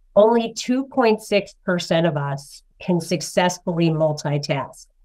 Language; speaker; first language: English; native; English